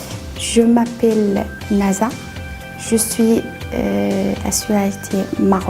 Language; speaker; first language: French; non-native, learner; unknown